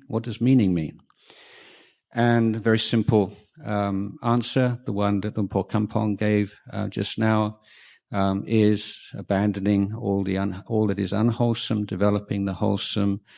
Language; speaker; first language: English; native; English